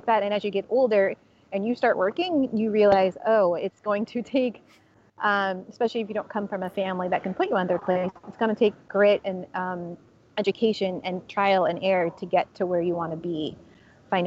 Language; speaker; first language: English; native; English